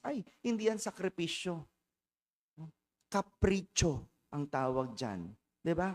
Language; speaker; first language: Filipino; native; Filipino